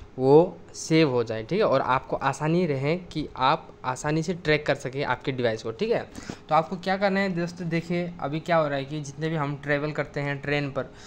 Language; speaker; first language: Hindi; native; Hindi